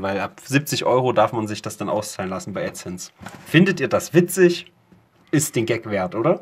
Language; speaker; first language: German; native; German